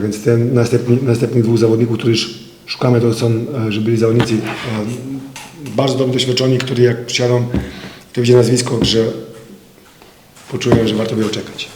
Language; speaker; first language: Polish; non-native, fluent; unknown